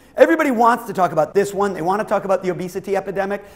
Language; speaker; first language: English; native; English